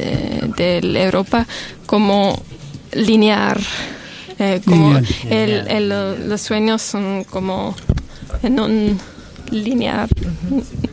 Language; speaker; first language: Spanish; non-native, learner; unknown